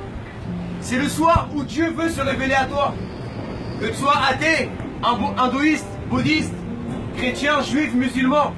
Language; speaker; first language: French; non-native, fluent; Spanish